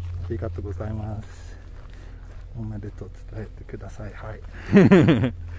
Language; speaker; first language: Japanese; non-native, fluent; Swedish